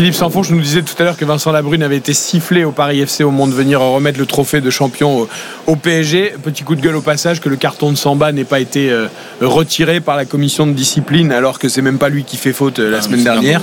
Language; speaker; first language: French; native; French